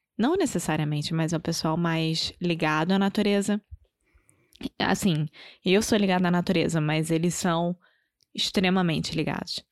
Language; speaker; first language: Portuguese; native; Portuguese